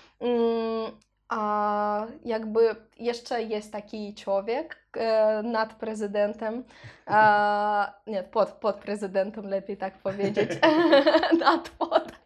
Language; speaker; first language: Polish; non-native, learner; Russian